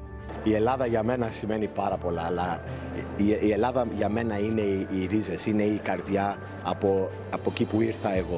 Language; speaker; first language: Greek; early bilingual, heritage; Greek